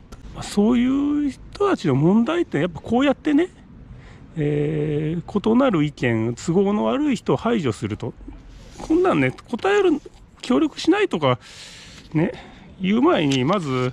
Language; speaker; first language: Japanese; native; Japanese